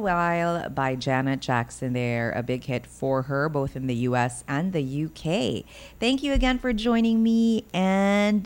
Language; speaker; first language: English; non-native, local second language; Cebuano